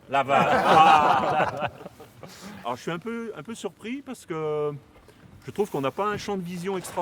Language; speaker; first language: French; native; French